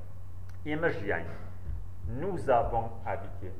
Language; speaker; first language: French; non-native, learner; Central Kurdish